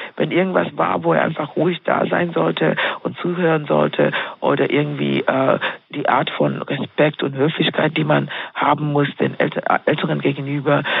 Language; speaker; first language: German; non-native, fluent; Swahili